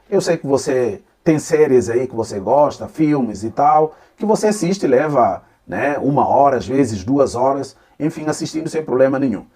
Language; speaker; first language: Portuguese; non-native, local second language; Upper Guinea Crioulo